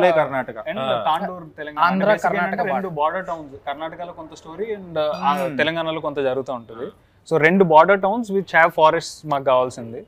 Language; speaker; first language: Telugu; native; Telugu